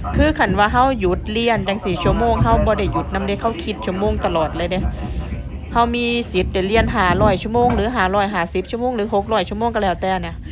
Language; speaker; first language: Thai; non-native, local second language; Northeastern Thai